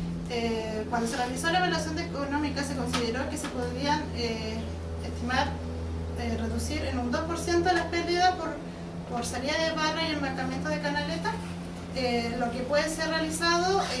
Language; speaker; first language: Spanish; native; Spanish